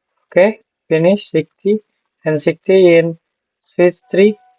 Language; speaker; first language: English; non-native, learner; Indonesian